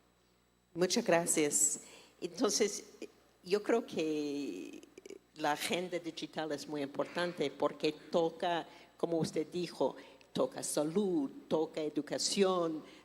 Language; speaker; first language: Spanish; non-native, fluent; English